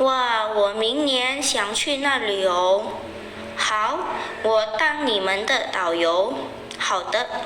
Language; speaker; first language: Chinese; non-native, fluent; Indonesian